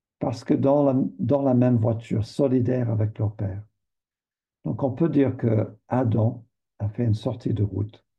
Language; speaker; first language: French; native; French